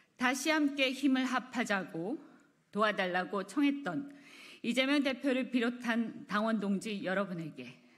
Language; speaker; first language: Korean; native; Korean